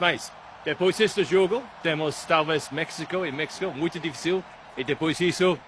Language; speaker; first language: Portuguese; non-native, learner; English